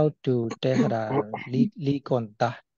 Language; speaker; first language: Finnish; non-native, learner; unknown